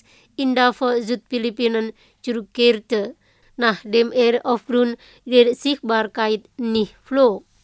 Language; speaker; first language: German; non-native, fluent; Indonesian